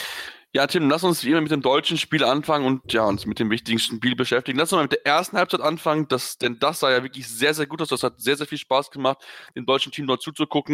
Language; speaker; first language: German; native; German